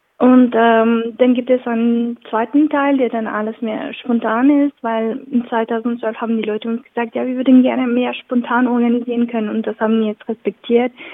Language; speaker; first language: German; non-native, local second language; French